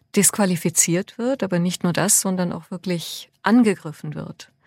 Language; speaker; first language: German; early bilingual, other home language; Persian